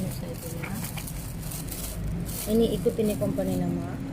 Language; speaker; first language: Malay; non-native, learner; Bangla